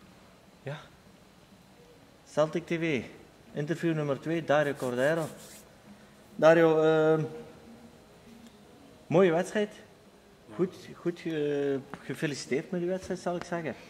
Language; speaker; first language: Dutch; native; Dutch